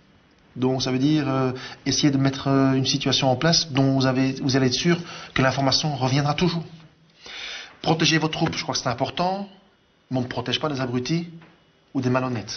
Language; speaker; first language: French; native; French